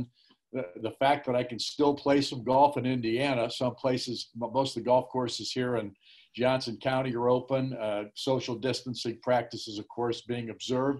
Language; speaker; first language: English; native; English